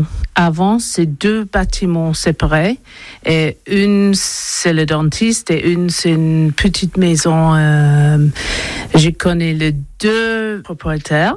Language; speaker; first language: French; non-native, learner; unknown